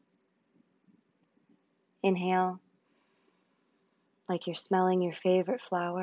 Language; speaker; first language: English; native; English